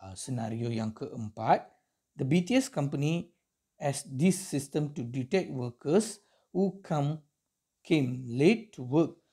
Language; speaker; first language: English; non-native, local second language; Tamil